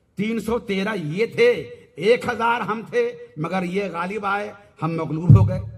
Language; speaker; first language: Urdu; native; Urdu